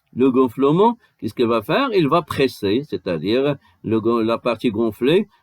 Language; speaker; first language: French; non-native, local second language; Arabic